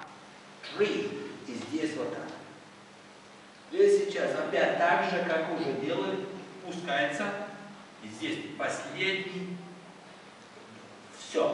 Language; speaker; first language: Russian; non-native, learner; Korean